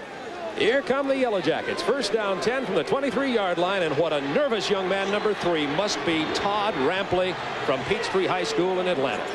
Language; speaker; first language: English; native; English